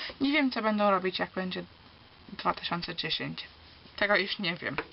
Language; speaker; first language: Polish; early bilingual, heritage; Polish